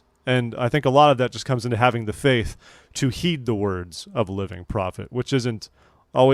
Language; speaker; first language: English; native; English